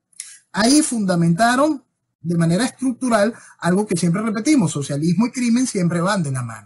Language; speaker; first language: Spanish; native; Spanish